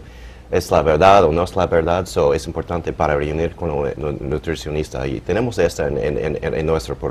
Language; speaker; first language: Spanish; early bilingual, heritage; English